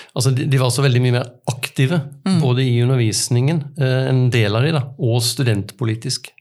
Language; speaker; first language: Norwegian; native; Norwegian